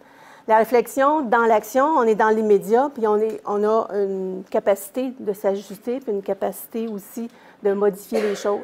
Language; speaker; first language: French; native; French